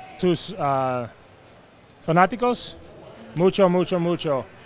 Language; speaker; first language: Spanish; non-native, learner; English